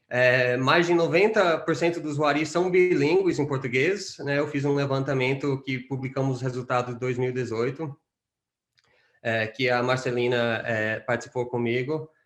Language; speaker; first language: Portuguese; non-native, fluent; English